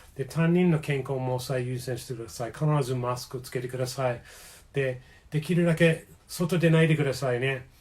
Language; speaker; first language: Japanese; non-native, fluent; English